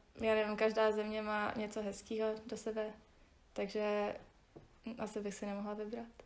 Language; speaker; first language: Czech; early bilingual, heritage; Czech